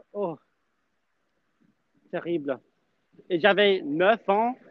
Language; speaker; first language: French; non-native, learner; English